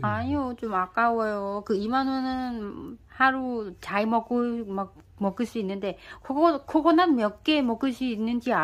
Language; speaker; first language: Korean; non-native, learner; Vietnamese